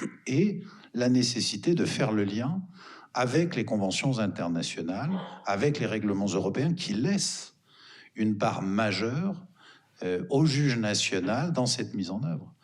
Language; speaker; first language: French; native; French